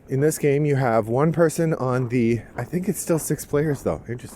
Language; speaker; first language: English; native; English